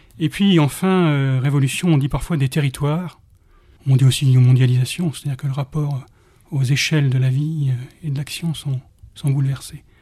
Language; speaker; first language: French; native; French